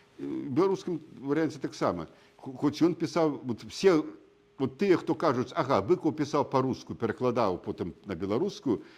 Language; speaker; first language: Belarusian; non-native, local second language; Russian